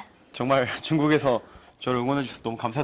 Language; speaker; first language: Korean; native; Korean